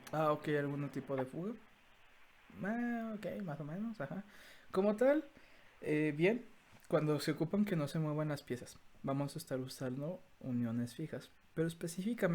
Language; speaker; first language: Spanish; native; Spanish